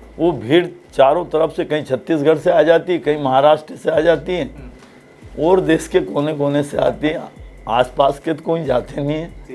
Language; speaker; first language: Hindi; native; Hindi